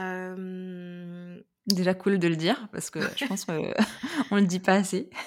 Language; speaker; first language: French; native; French